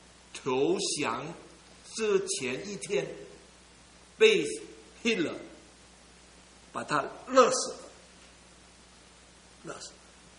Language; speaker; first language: Chinese; early bilingual, heritage; Cantonese